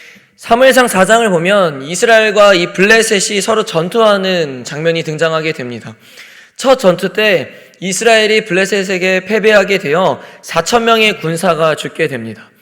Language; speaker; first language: Korean; native; Korean